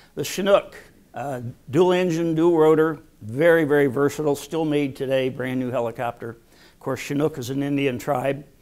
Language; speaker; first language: English; native; English